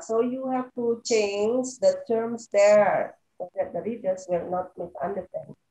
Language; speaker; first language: English; non-native, fluent; Indonesian